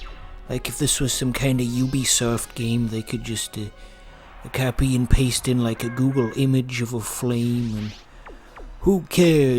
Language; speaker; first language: English; native; English